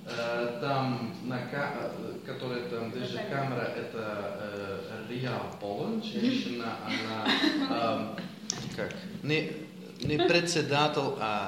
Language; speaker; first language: Russian; non-native, learner; Dutch